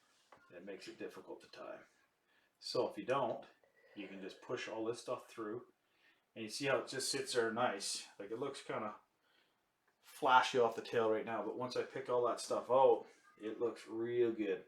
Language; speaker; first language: English; native; English